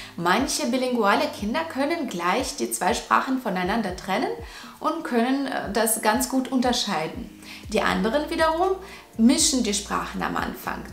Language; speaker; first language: German; non-native, fluent; Russian